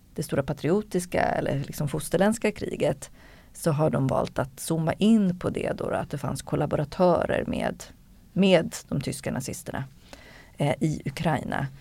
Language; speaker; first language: Swedish; native; Swedish